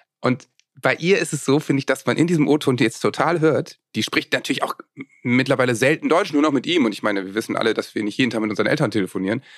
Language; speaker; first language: German; native; German